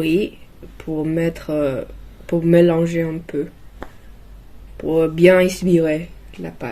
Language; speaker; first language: French; non-native, learner; Chinese